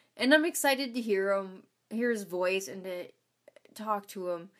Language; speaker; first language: English; native; English